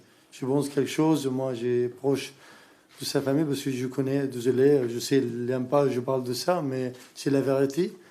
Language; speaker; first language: French; non-native, learner; Arabic